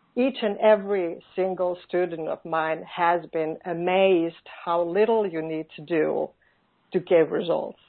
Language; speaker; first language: English; non-native, fluent; Finnish